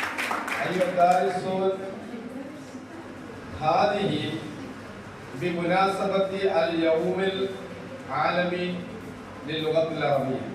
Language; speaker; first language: Arabic; non-native, fluent; Malayalam